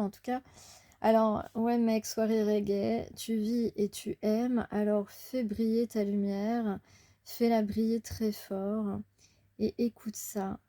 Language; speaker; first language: French; native; French